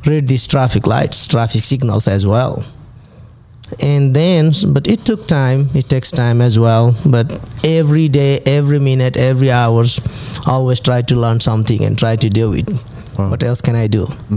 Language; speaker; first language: English; non-native, local second language; Nepali